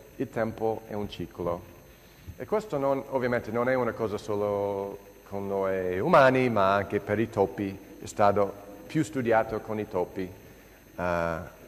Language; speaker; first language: Italian; non-native, fluent; English